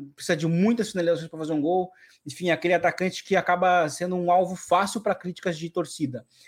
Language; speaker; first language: Portuguese; native; Portuguese